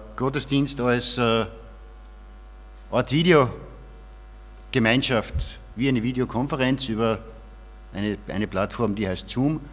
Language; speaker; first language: German; native; German